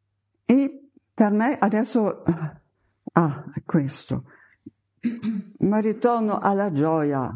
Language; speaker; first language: Italian; non-native, fluent; German